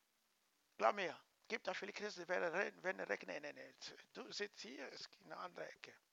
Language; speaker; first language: German; non-native, learner; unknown